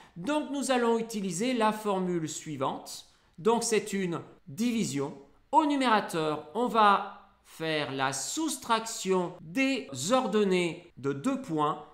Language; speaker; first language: French; native; French